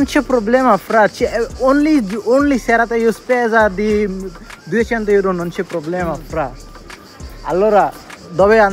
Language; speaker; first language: Italian; non-native, learner; Bangla